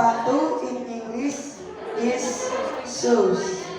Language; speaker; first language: English; non-native, learner; Indonesian